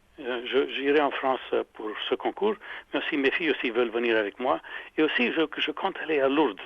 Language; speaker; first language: French; non-native, fluent; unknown